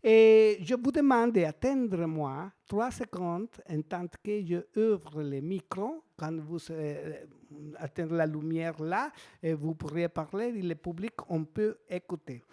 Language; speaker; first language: French; non-native, learner; Spanish